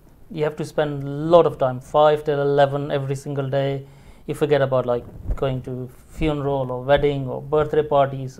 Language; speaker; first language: English; non-native, fluent; Punjabi